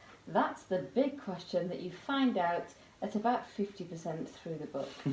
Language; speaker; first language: English; native; English